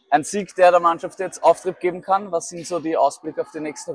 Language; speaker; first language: German; native; German